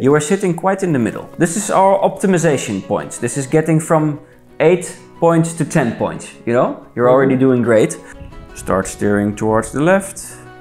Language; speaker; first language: English; non-native, fluent; Dutch